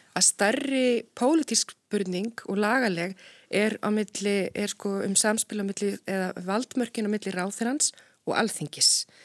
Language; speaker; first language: Icelandic; native; Icelandic